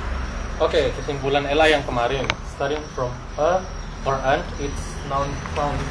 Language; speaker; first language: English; non-native, learner; Indonesian